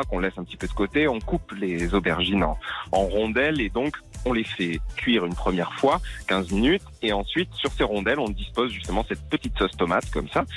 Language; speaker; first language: French; native; French